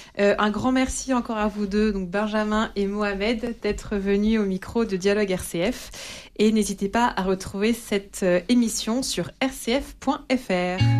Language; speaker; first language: French; native; French